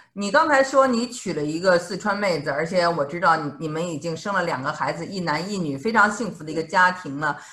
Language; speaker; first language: Chinese; native; Chinese